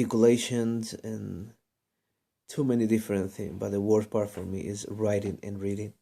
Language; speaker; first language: English; non-native, learner; Spanish